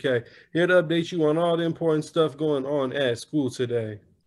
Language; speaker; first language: English; native; English